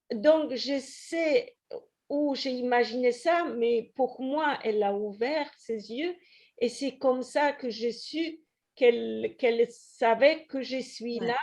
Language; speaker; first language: French; non-native, fluent; Polish